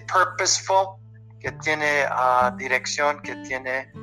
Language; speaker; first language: Spanish; early bilingual, heritage; Spanish